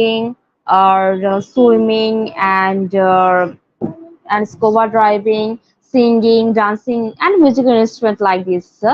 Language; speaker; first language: English; non-native, learner; Bangla